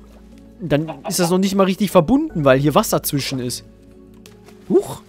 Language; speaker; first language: German; native; German